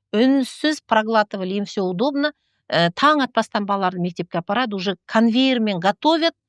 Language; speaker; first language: Russian; non-native, local second language; Kazakh